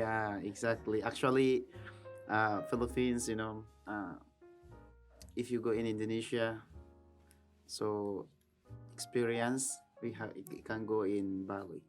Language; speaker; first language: English; non-native, learner; Filipino